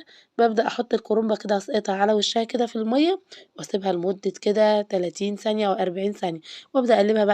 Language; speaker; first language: Arabic; native; Arabic